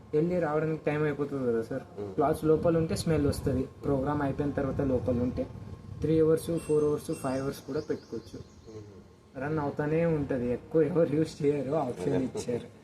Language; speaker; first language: Telugu; non-native, local second language; Kannada